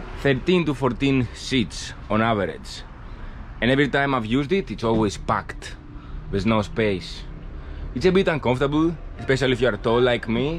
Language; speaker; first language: English; non-native, fluent; Greek